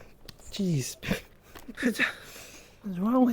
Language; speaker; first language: English; native; English